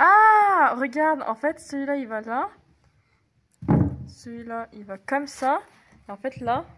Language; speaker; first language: French; native; French